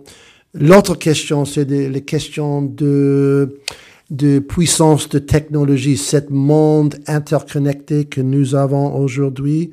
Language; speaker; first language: French; non-native, fluent; English